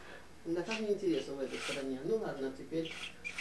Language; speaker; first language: Russian; native; Russian